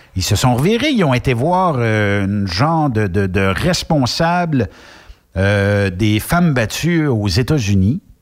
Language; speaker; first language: French; native; French